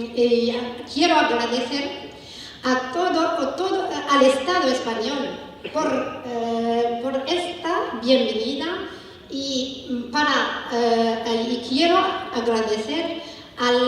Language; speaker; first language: Spanish; non-native, learner; Arabic